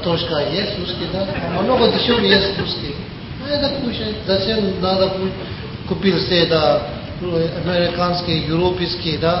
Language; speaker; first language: Russian; non-native, learner; Tibetan